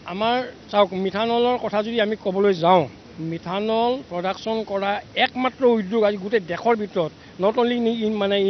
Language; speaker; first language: Assamese; native; Assamese